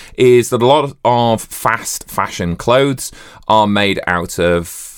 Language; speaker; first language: English; native; English